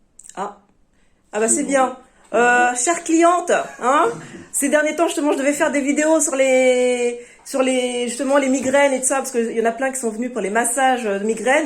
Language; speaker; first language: French; native; French